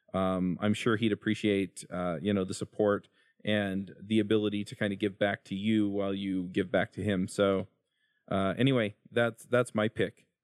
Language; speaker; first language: English; native; English